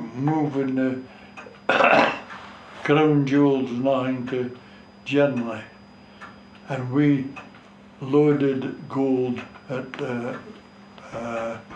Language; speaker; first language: English; native; English